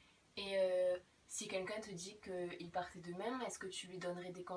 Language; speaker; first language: French; native; French